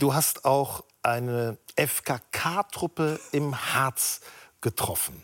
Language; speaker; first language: German; native; German